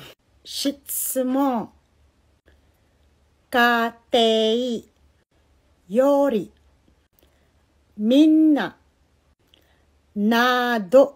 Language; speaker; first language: Japanese; non-native, fluent; Filipino